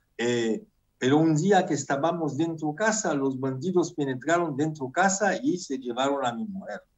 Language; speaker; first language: Spanish; non-native, fluent; Haitian Creole